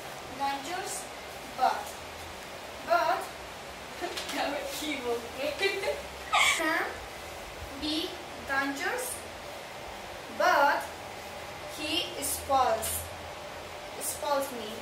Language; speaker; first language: English; non-native, learner; Spanish